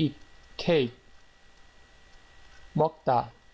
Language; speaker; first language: Korean; non-native, fluent; Portuguese